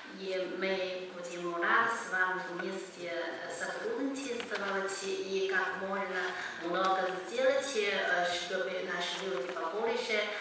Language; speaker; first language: Russian; non-native, learner; Chinese